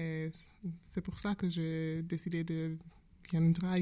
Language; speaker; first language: French; non-native, learner; English